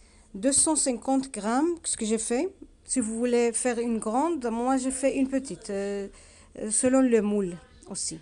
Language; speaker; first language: French; non-native, learner; Arabic